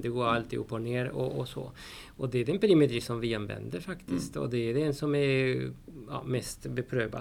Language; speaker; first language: Swedish; non-native, fluent; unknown